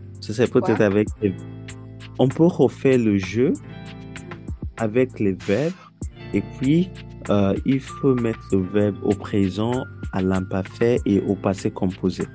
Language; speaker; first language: French; non-native, learner; Yoruba